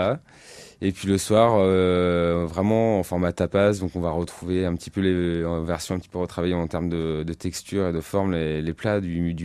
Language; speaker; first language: French; native; French